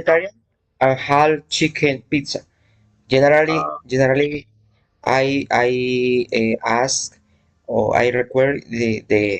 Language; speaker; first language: English; non-native, learner; Spanish